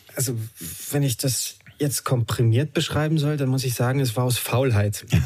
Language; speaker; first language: German; early bilingual, other home language; Romanian